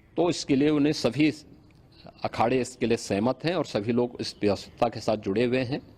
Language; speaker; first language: Hindi; native; Hindi